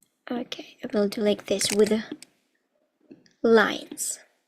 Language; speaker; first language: English; non-native, fluent; Ukrainian